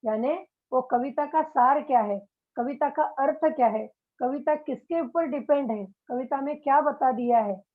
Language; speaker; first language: Hindi; non-native, local second language; Marathi